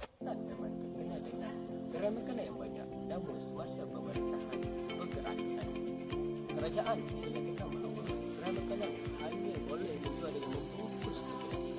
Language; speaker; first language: Malay; native; Malay